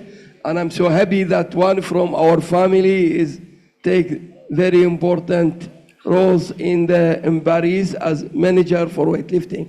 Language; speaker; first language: English; non-native, learner; Arabic